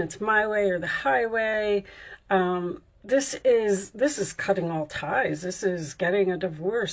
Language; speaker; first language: English; native; English